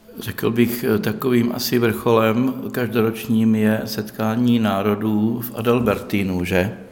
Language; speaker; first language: Czech; native; Czech